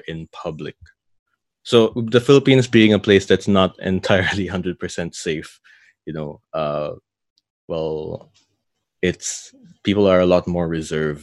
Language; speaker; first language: English; native; English